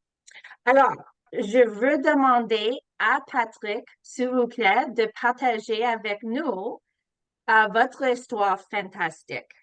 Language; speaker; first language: French; non-native, learner; English